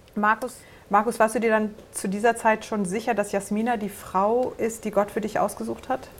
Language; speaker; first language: German; native; German